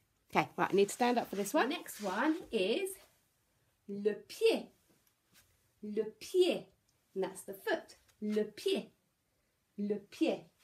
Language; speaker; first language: English; native; English